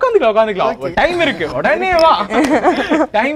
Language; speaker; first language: Tamil; native; Tamil